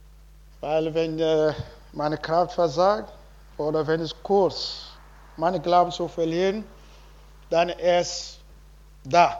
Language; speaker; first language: German; non-native, learner; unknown